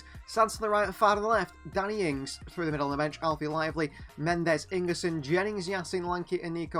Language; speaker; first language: English; native; English